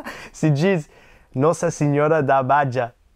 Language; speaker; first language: Portuguese; non-native, learner; English